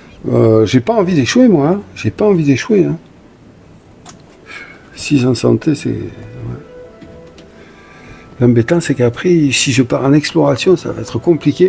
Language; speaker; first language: French; native; French